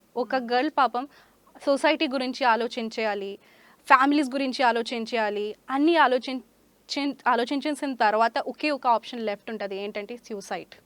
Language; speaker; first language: Telugu; non-native, learner; Hindi